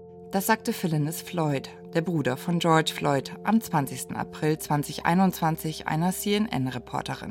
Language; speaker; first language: German; native; German